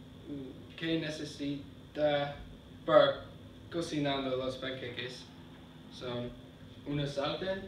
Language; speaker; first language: Spanish; non-native, learner; English